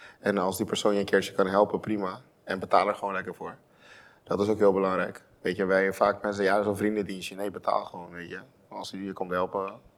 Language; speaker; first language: Dutch; non-native, local second language; Papiamento